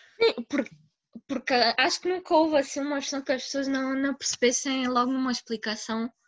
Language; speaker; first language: Portuguese; native; Portuguese